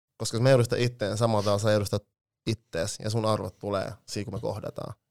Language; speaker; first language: Finnish; early bilingual, other home language; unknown